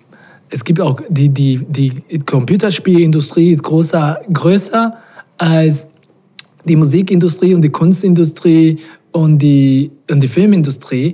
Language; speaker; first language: German; non-native, fluent; Portuguese